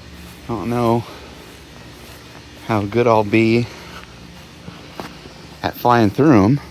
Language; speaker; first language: English; native; English